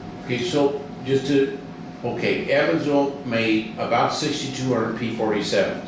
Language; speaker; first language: English; native; English